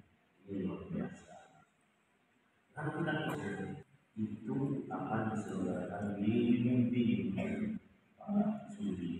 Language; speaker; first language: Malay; non-native, local second language; Javanese